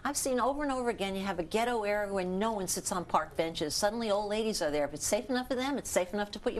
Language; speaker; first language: English; native; English